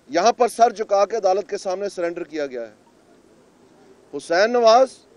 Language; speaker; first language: Urdu; non-native, local second language; Punjabi